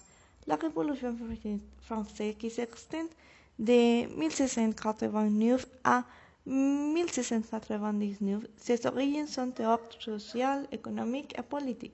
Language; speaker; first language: French; non-native, learner; Spanish